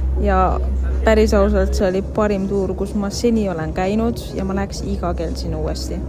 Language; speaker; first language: Estonian; native; Estonian